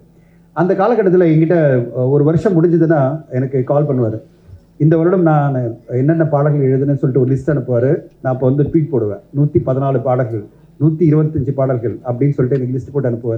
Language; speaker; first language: Tamil; native; Tamil